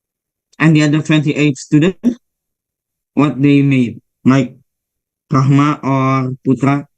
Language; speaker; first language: English; non-native, learner; Indonesian